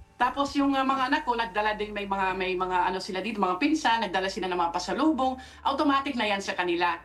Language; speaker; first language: Filipino; native; Filipino